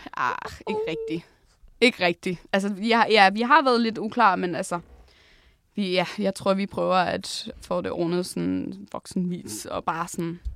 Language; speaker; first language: Danish; non-native, local second language; Faroese